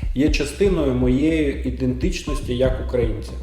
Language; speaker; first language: Ukrainian; native; Ukrainian